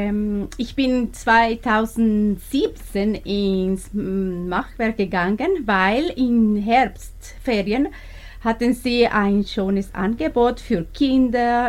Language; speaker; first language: German; non-native, learner; Spanish